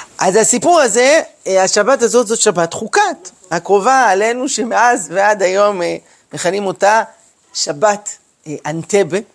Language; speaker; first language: Hebrew; native; Hebrew